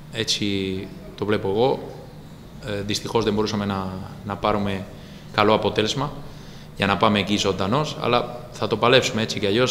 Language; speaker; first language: Greek; non-native, fluent; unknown